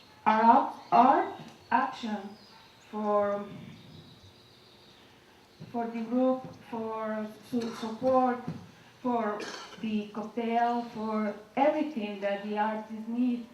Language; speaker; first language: English; non-native, learner; Spanish